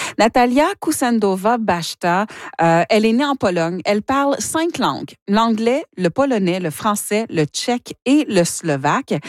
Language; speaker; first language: French; native; French